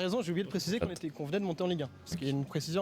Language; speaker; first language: French; native; French